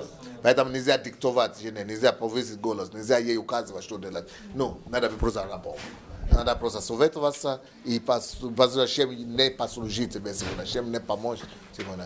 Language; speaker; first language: Russian; non-native, learner; Yoruba